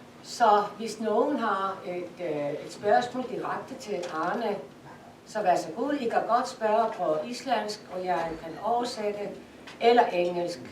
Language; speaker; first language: Danish; non-native, fluent; Icelandic